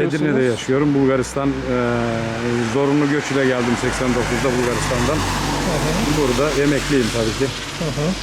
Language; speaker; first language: Turkish; early bilingual, heritage; Turkish